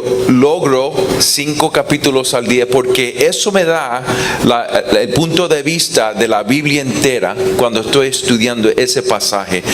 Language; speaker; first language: Spanish; non-native, fluent; English